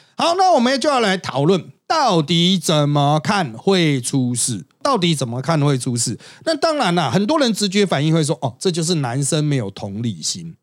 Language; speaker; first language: Chinese; native; Chinese